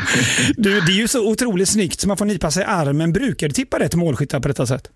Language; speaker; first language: Swedish; native; Swedish